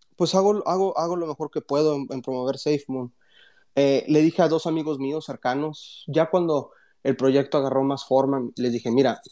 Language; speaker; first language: Spanish; early bilingual, heritage; Spanish